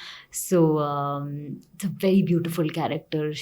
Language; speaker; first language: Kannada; non-native, learner; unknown